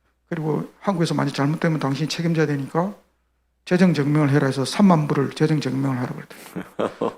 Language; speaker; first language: Korean; native; Korean